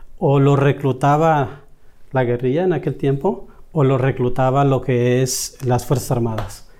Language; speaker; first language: Spanish; native; Spanish